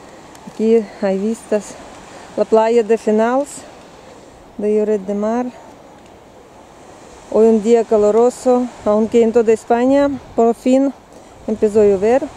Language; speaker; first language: Spanish; non-native, learner; Russian